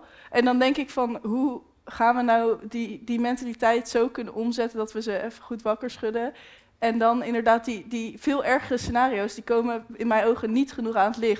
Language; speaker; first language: Dutch; native; Dutch